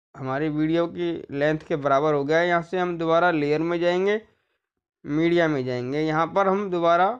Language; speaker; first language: Hindi; native; Hindi